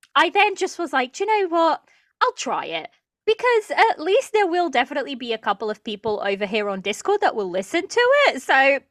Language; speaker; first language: English; early bilingual, other home language; Portuguese